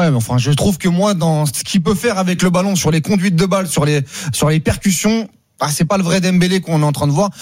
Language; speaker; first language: French; native; French